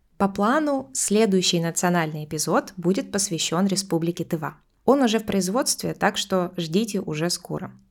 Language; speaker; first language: Russian; native; Russian